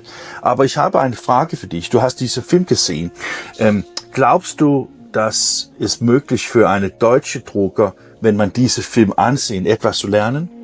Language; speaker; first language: German; non-native, learner; Danish